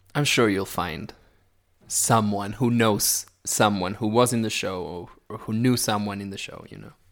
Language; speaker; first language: English; non-native, fluent; Spanish